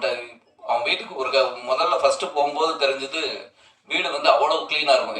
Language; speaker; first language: Tamil; native; Tamil